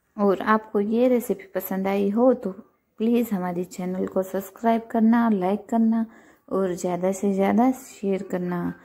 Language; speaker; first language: Hindi; non-native, local second language; Gujarati